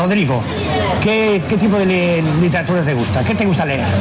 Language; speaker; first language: Spanish; native; Spanish